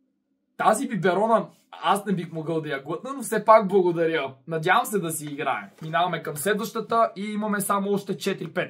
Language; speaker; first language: Bulgarian; native; Bulgarian